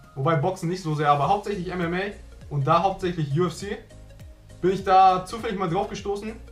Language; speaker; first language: German; early bilingual, other home language; Vietnamese